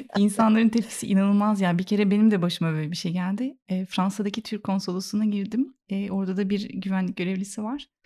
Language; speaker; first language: Turkish; native; Turkish